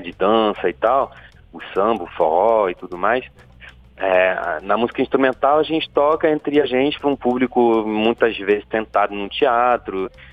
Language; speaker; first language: Portuguese; non-native, fluent; French